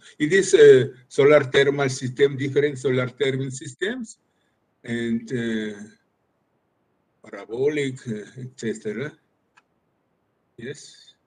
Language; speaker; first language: English; non-native, learner; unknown